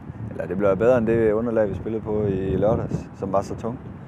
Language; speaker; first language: Danish; native; Danish